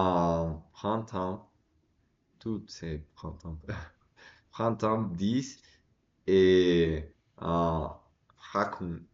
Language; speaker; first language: French; non-native, learner; Spanish